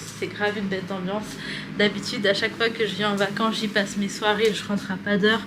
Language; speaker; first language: French; native; French